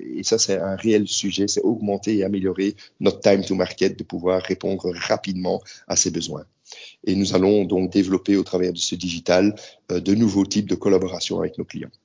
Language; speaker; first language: French; native; French